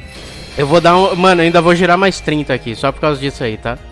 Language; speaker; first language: Portuguese; native; Portuguese